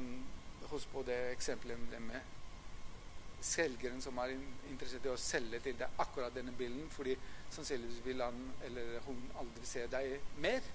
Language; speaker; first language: Norwegian; non-native, fluent; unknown